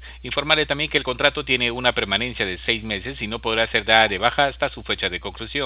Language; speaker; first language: Spanish; native; Spanish